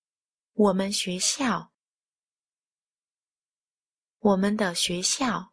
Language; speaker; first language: Chinese; non-native, fluent; Vietnamese